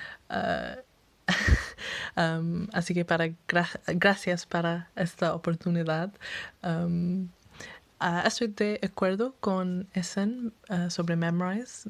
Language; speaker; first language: Spanish; non-native, learner; English